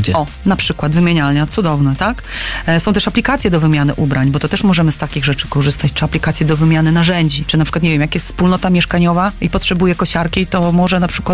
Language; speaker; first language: Polish; native; Polish